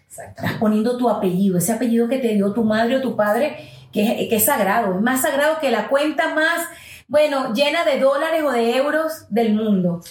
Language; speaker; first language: Spanish; early bilingual, heritage; Spanish